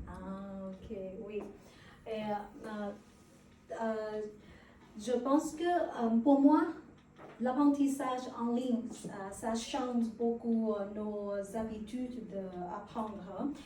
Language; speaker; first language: French; non-native, learner; Vietnamese